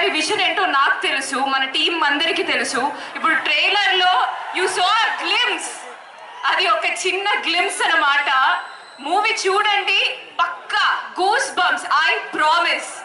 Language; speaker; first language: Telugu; non-native, fluent; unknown